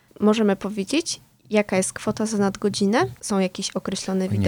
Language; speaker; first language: Polish; native; Polish